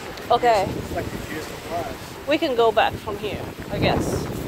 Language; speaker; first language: English; non-native, fluent; Italian